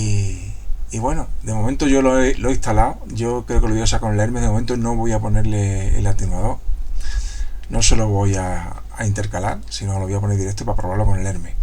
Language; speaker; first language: Spanish; native; Spanish